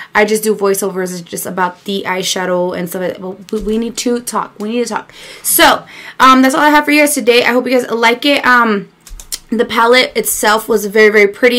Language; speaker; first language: English; early bilingual, other home language; Spanish